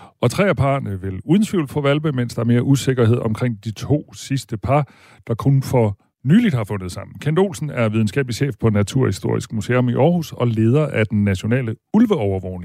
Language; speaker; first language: Danish; native; Danish